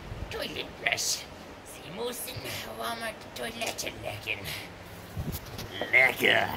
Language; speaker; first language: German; non-native, learner; English